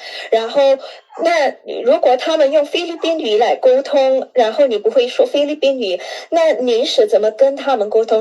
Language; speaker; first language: Chinese; non-native, fluent; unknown